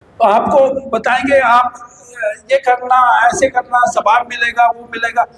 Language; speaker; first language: Hindi; native; Hindi